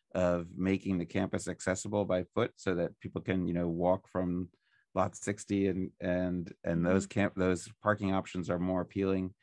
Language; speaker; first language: English; native; English